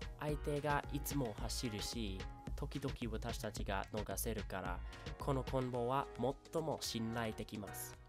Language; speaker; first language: Japanese; non-native, learner; English